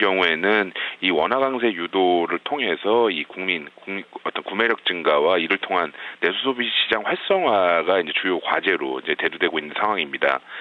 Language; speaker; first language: Korean; native; Korean